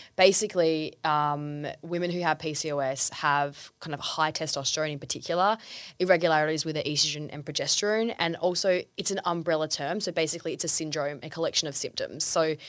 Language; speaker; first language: English; native; English